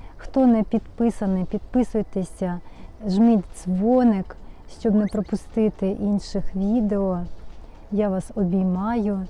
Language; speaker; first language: Ukrainian; non-native, local second language; Russian